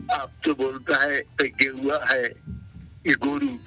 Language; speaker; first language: Hindi; non-native, local second language; Bangla